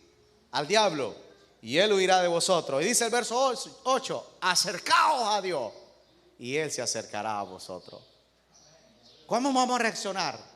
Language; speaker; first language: Spanish; native; Spanish